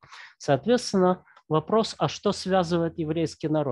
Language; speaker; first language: Russian; native; Russian